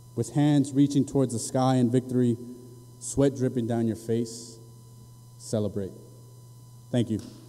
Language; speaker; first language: English; early bilingual, other home language; Spanish